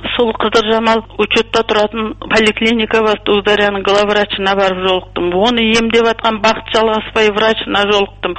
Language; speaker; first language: Kazakh; early bilingual, heritage; Kazakh